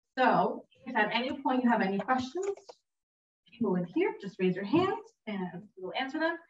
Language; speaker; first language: English; early bilingual, heritage; Spanish